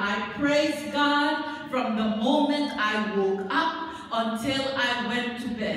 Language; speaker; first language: English; native; English